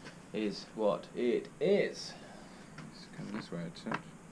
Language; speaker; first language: English; native; English